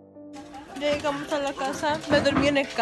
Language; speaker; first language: Spanish; early bilingual, heritage; Spanish